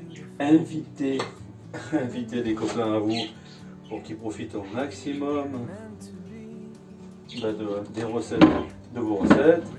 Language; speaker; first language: French; native; French